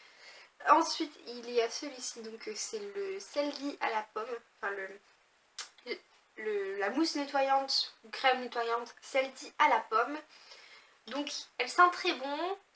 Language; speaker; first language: French; native; French